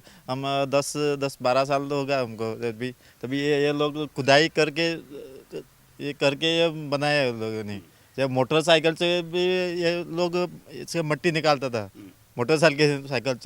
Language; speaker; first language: Hindi; non-native, local second language; Konkani